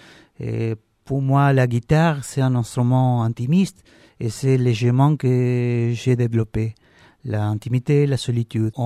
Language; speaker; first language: French; non-native, learner; Spanish